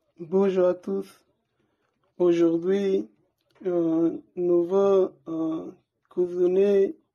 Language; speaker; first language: French; non-native, learner; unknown